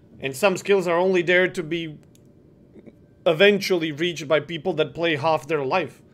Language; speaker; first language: English; non-native, fluent; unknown